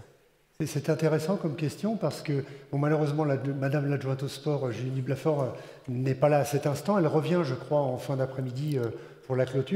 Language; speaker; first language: French; native; French